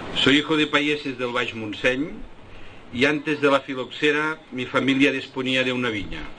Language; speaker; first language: Spanish; non-native, local second language; Catalan